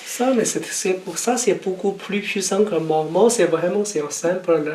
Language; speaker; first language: French; non-native, fluent; Chinese